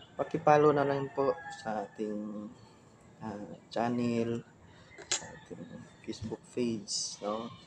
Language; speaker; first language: Filipino; non-native, local second language; Cebuano